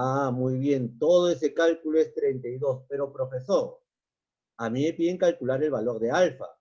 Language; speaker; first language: Spanish; native; Spanish